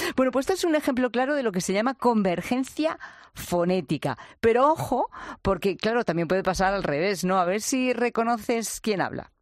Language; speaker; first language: Spanish; native; Spanish